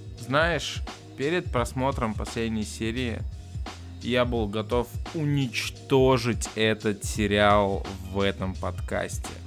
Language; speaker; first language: Russian; native; Russian